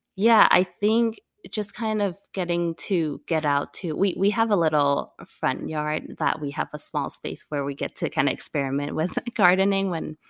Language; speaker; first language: English; non-native, local second language; Cantonese